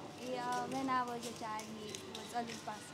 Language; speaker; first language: English; non-native, local second language; Nepali